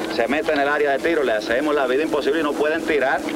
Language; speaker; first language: Spanish; native; Spanish